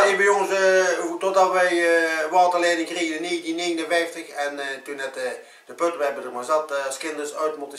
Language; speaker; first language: Dutch; native; Dutch